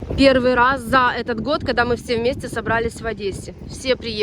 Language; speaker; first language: Russian; native; Russian